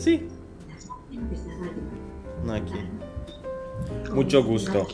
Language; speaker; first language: Spanish; non-native, learner; Indonesian